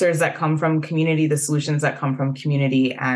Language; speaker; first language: English; native; English